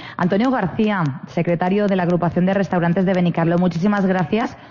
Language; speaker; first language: Spanish; non-native, local second language; Catalan